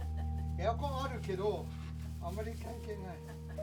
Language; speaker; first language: Japanese; non-native, learner; English